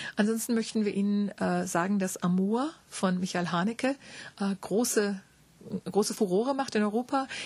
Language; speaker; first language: German; native; German